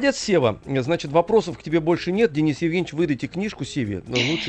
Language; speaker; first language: Russian; native; Russian